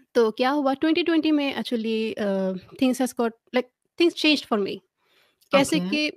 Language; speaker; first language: Hindi; non-native, fluent; Bangla